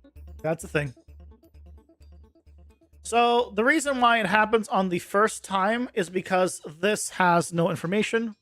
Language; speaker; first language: English; native; English